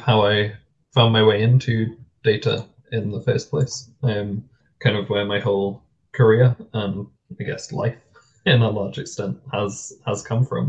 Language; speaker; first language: English; native; English